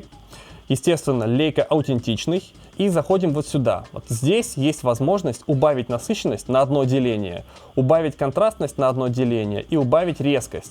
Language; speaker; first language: Russian; native; Russian